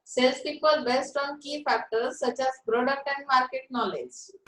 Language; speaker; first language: Hindi; non-native, local second language; Marathi